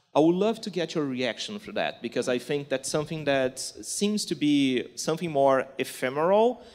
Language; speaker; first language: English; non-native, fluent; Portuguese